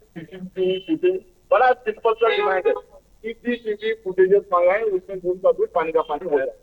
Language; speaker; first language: Hindi; non-native, local second language; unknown